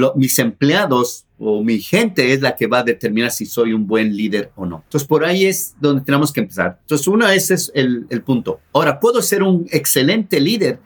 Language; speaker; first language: Spanish; native; Spanish